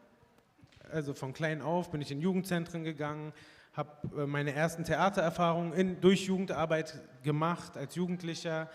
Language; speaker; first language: German; early bilingual, other home language; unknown